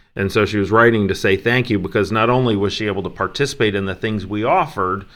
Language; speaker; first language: English; native; English